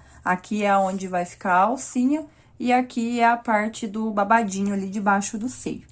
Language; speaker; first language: Portuguese; native; Portuguese